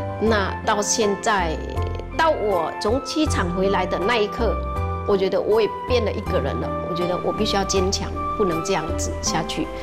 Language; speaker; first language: Chinese; non-native, fluent; Vietnamese